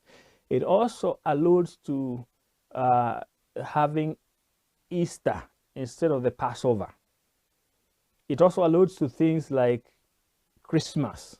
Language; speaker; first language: English; non-native, local second language; Kikuyu